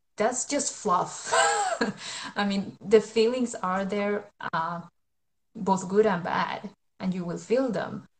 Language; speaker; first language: English; non-native, fluent; Spanish